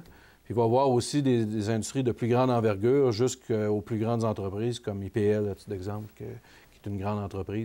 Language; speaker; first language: French; native; French